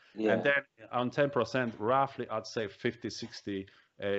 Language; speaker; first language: English; non-native, fluent; Polish